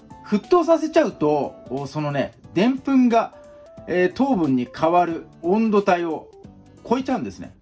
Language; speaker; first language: Japanese; native; Japanese